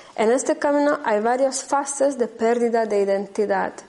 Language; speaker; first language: Spanish; non-native, fluent; German